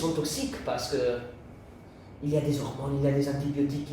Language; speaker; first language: French; non-native, learner; Italian